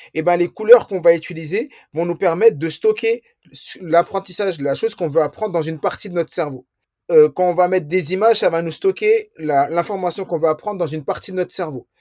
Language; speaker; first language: French; early bilingual, other home language; Riffian